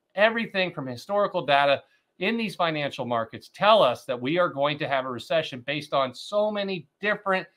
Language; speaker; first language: English; native; English